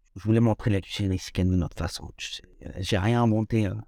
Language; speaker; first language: French; non-native, fluent; Spanish